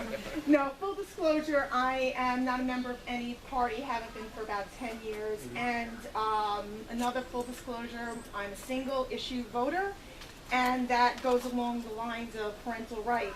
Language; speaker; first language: English; native; English